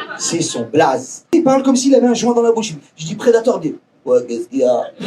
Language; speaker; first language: French; native; French